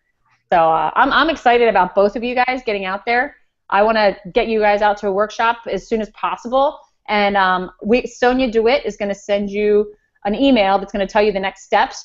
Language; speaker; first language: English; native; English